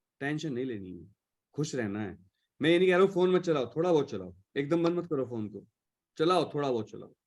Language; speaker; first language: Hindi; native; Hindi